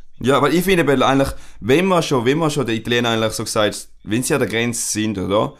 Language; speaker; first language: German; non-native, fluent; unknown